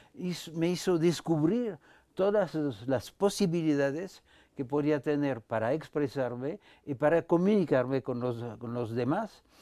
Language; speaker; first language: Spanish; non-native, fluent; French